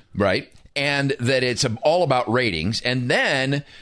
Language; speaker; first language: English; native; English